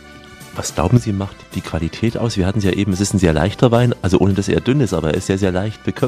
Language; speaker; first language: German; native; German